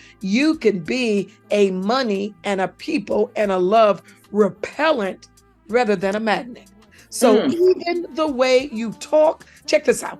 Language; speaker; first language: English; native; English